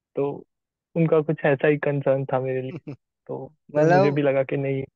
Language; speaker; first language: Hindi; native; Hindi